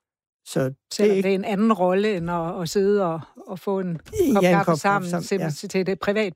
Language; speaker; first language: Danish; native; Danish